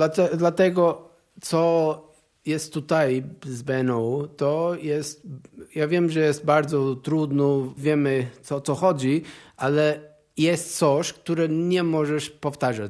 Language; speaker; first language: Polish; non-native, learner; Portuguese